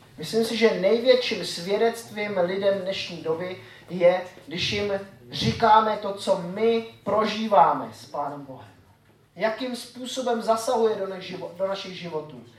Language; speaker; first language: Czech; native; Czech